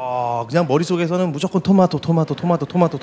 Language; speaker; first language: Korean; native; Korean